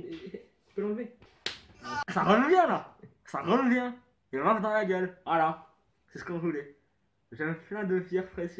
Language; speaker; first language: French; native; French